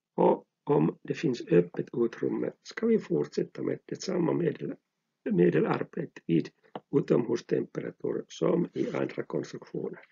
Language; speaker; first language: Swedish; non-native, local second language; Finnish